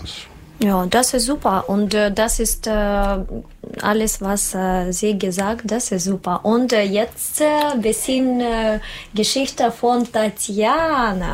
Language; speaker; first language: German; non-native, learner; Russian